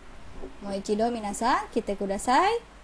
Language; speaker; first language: Japanese; non-native, learner; Indonesian